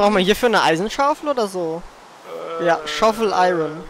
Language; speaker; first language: German; native; German